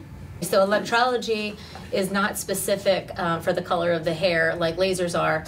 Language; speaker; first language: English; native; English